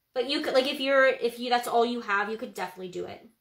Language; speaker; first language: English; native; English